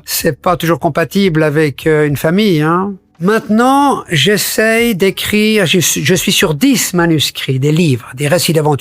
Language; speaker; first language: French; native; French